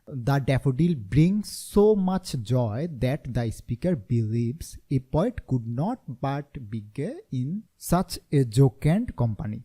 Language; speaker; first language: English; non-native, local second language; Bangla